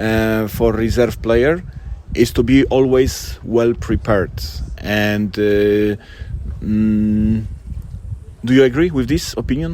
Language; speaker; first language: English; non-native, fluent; Polish